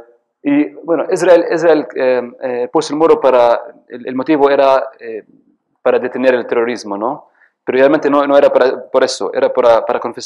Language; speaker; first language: Spanish; non-native, fluent; Arabic